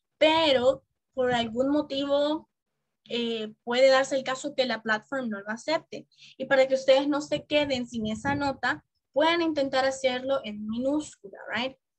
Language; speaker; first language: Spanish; native; Spanish